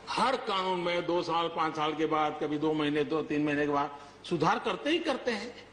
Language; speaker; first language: Hindi; non-native, local second language; Gujarati